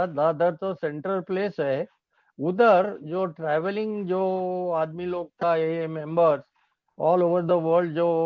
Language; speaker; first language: Hindi; non-native, local second language; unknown